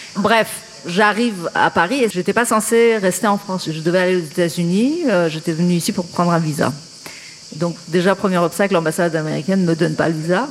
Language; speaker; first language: French; non-native, fluent; Persian